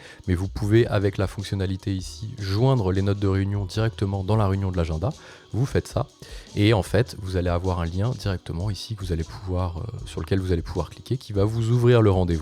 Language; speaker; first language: French; native; French